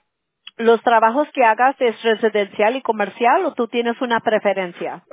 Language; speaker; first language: Spanish; early bilingual, heritage; Spanish